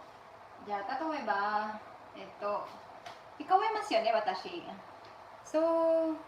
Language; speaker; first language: Japanese; non-native, fluent; Filipino